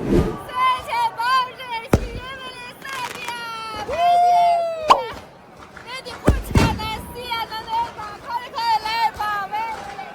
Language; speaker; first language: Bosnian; non-native, learner; Chinese